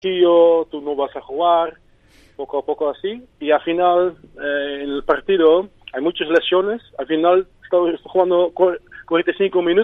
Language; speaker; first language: Spanish; non-native, fluent; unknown